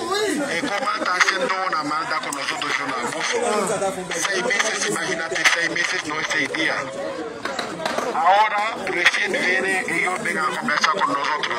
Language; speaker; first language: Spanish; non-native, learner; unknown